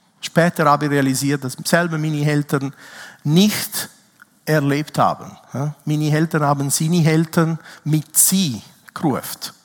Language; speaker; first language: German; non-native, fluent; Italian